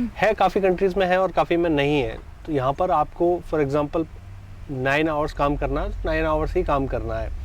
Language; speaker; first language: Hindi; native; Hindi